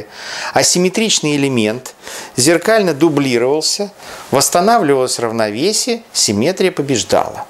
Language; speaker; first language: Russian; native; Russian